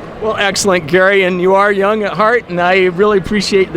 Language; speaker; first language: English; native; English